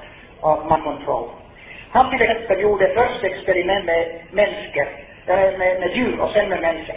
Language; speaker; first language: Swedish; non-native, fluent; Finnish